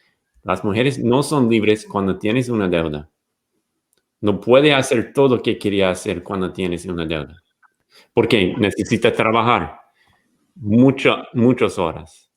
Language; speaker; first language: Spanish; non-native, fluent; English